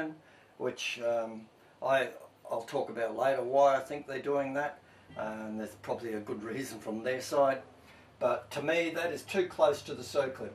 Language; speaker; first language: English; native; English